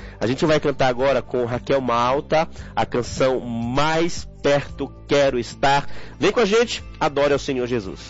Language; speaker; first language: Portuguese; native; Portuguese